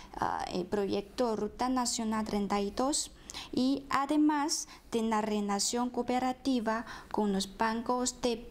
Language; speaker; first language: Spanish; non-native, fluent; Chinese